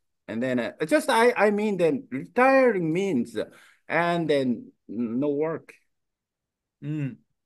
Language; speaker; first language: English; non-native, learner; Korean